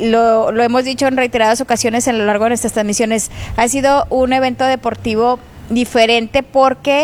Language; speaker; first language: Spanish; native; Spanish